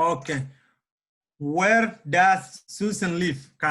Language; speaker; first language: English; non-native, learner; Somali